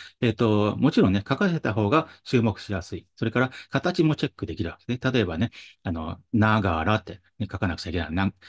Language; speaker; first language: Japanese; native; Japanese